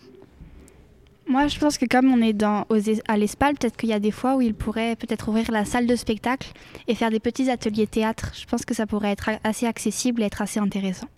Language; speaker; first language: French; native; French